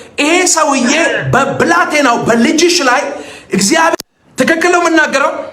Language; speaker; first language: Amharic; native; Amharic